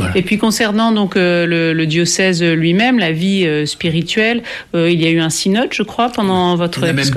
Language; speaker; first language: French; native; French